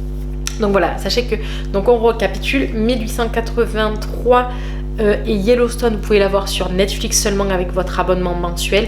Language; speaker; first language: French; native; French